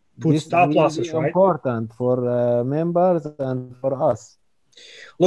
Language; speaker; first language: English; non-native, learner; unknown